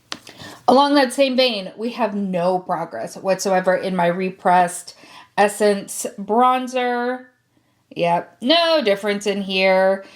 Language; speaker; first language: English; native; English